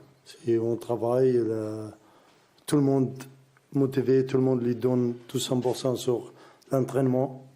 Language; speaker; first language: French; non-native, learner; Arabic